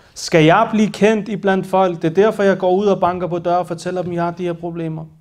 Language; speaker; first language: Danish; early bilingual, other home language; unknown